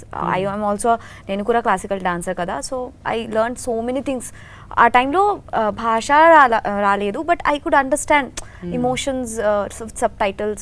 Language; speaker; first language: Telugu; non-native, learner; Hindi